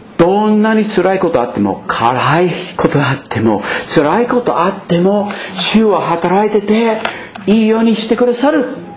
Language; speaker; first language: Japanese; non-native, fluent; English